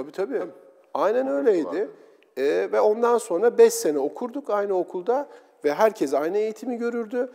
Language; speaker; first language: Turkish; native; Turkish